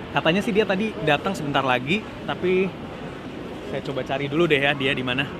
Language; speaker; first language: Indonesian; native; Indonesian